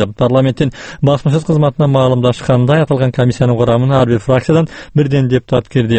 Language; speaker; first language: Kyrgyz; native; Kyrgyz